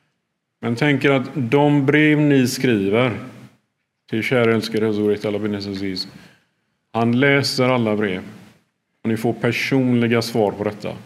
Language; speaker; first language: Swedish; early bilingual, other home language; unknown